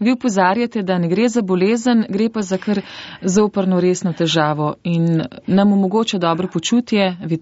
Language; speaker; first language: Slovenian; native; Slovenian